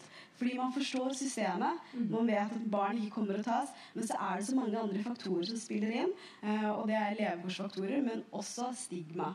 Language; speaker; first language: Norwegian; early bilingual, other home language; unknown